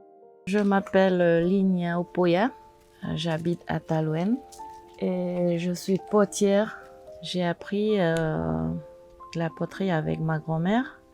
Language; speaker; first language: French; non-native, local second language; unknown